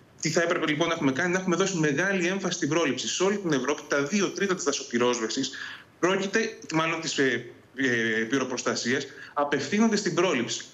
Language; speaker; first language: Greek; native; Greek